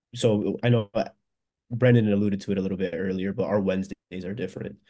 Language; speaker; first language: English; native; English